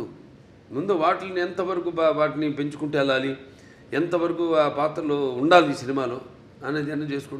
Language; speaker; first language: Telugu; native; Telugu